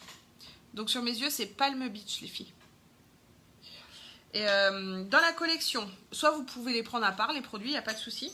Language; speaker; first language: French; native; French